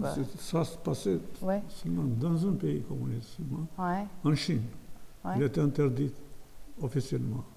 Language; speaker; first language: French; non-native, fluent; Albanian